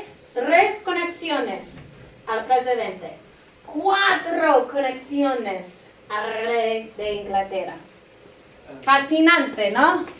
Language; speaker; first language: Spanish; non-native, learner; English